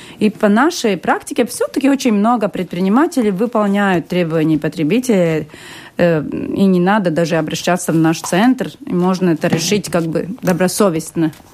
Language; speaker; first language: Russian; non-native, local second language; Latvian